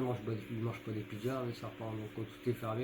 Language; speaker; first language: French; native; French